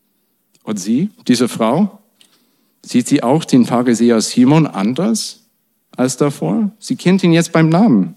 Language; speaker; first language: German; non-native, fluent; English